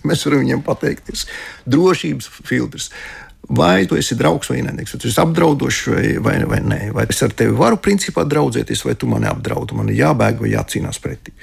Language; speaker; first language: Latvian; non-native, local second language; Russian